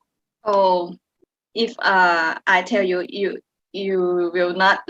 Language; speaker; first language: English; non-native, learner; Thai